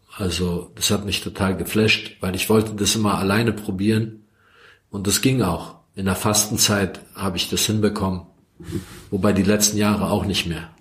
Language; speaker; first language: German; early bilingual, other home language; Croatian